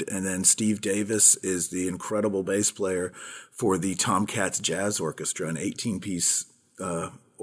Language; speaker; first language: English; native; English